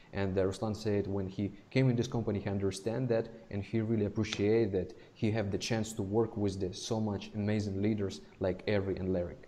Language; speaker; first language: English; non-native, fluent; Russian